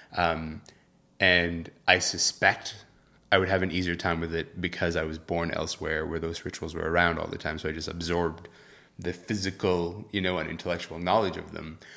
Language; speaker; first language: English; early bilingual, other home language; Arabic